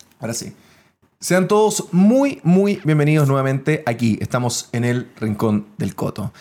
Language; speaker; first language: Spanish; native; Spanish